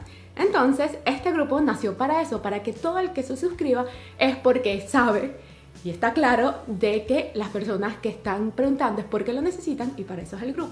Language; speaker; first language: Spanish; native; Spanish